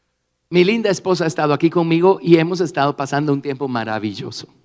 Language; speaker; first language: Spanish; native; Spanish